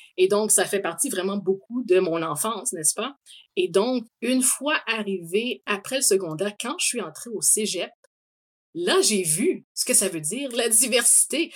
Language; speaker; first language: French; native; French